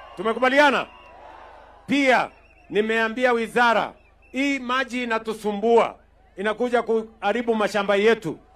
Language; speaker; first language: Swahili; non-native, local second language; Kalenjin